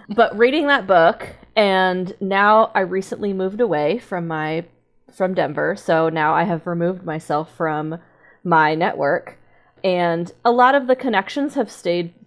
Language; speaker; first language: English; native; English